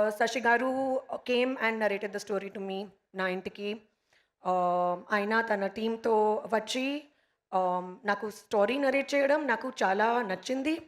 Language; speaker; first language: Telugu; non-native, local second language; Hindi